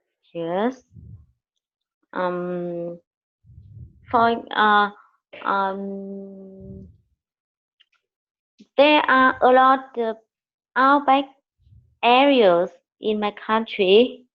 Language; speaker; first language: English; non-native, learner; Vietnamese